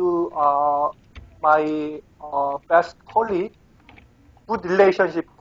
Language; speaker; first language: English; non-native, learner; Korean